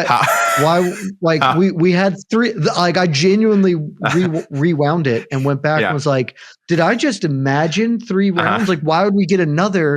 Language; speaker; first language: English; native; English